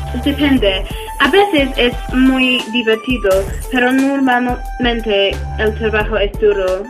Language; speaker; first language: Spanish; non-native, learner; English